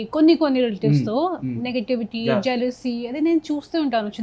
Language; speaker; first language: Telugu; non-native, fluent; Hindi